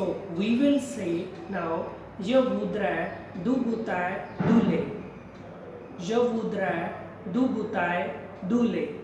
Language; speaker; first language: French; non-native, fluent; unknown